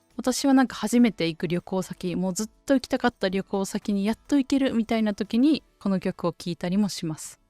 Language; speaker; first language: Japanese; native; Japanese